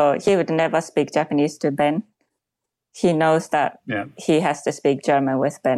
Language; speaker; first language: English; non-native, fluent; Japanese